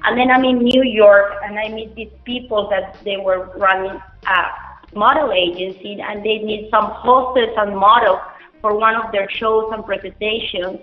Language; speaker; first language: English; non-native, fluent; Spanish